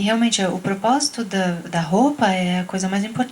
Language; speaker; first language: Portuguese; native; Portuguese